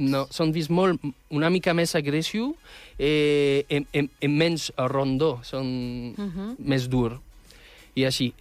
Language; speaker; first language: Catalan; non-native, fluent; French